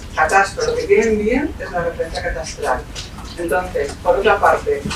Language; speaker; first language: Spanish; native; Spanish